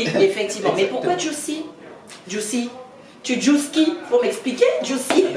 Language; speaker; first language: French; native; French